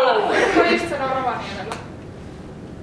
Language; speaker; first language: Finnish; native; Finnish